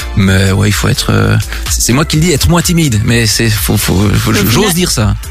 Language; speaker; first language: French; native; French